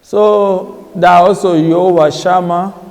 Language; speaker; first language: Danish; non-native, learner; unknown